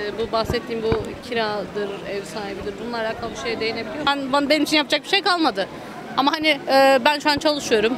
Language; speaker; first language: Turkish; early bilingual, heritage; Turkish